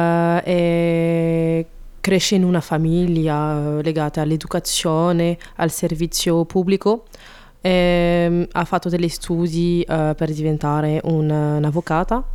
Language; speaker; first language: Italian; non-native, learner; French